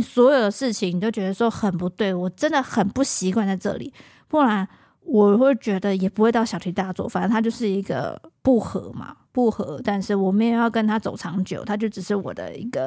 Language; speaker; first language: Chinese; native; Chinese